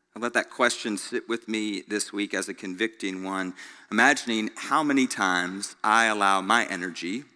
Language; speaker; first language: English; native; English